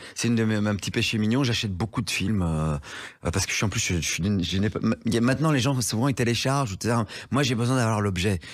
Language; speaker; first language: French; native; French